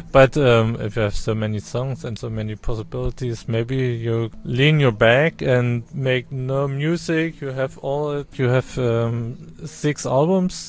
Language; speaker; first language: English; non-native, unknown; German